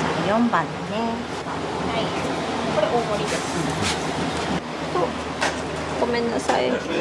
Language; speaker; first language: Japanese; native; Japanese